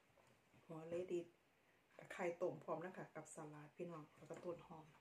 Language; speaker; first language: Thai; non-native, local second language; Lao